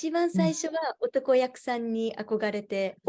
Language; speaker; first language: Japanese; native; Japanese